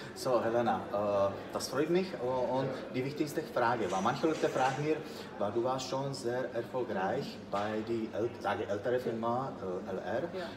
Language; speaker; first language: German; non-native, learner; Czech